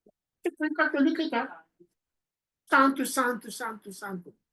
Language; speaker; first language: Portuguese; non-native, learner; Papiamento